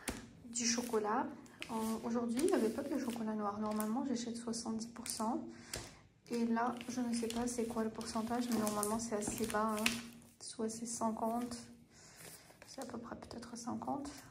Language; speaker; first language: French; non-native, fluent; Armenian